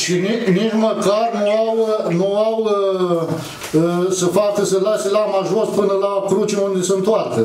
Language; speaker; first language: Romanian; native; Romanian